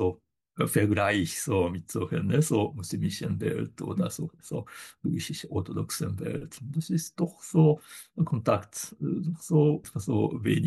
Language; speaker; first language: German; non-native, fluent; Japanese